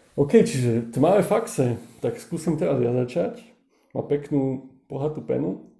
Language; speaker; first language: Slovak; native; Slovak